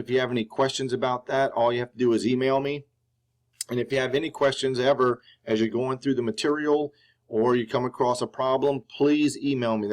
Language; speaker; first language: English; native; English